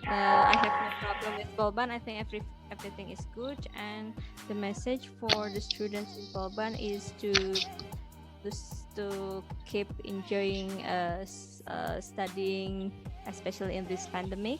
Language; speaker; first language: English; non-native, fluent; Indonesian